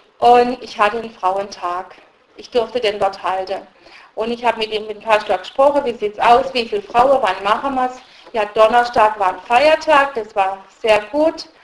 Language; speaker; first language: German; early bilingual, other home language; Russian